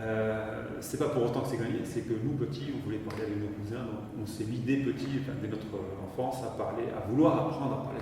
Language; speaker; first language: French; native; French